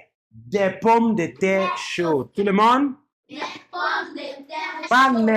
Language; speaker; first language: French; non-native, fluent; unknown